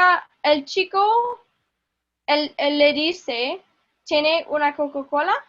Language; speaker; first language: Spanish; non-native, learner; English